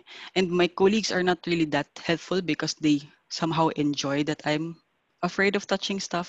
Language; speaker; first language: English; non-native, local second language; Filipino